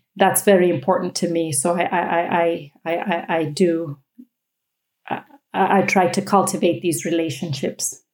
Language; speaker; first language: English; native; English